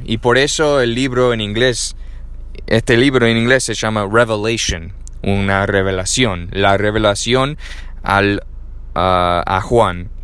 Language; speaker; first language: Spanish; non-native, learner; English